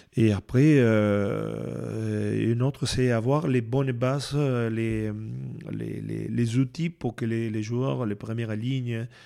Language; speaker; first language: French; non-native, fluent; Spanish